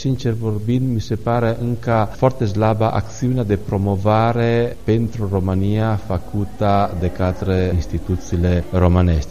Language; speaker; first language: Romanian; non-native, fluent; Italian